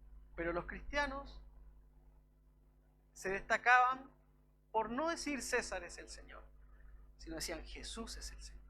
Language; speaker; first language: Spanish; native; Spanish